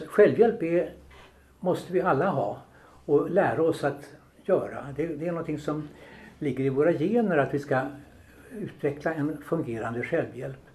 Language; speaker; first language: Swedish; native; Swedish